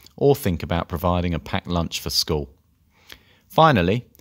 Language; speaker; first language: English; native; English